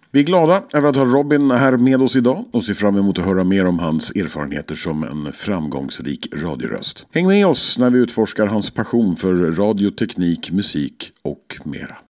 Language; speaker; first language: Swedish; native; Swedish